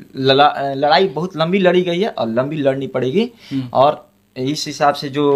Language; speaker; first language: Hindi; native; Hindi